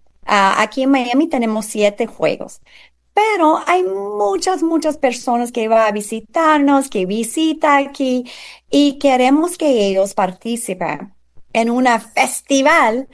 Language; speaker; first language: Spanish; non-native, fluent; English